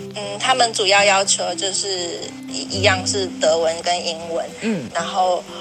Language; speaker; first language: Chinese; native; Chinese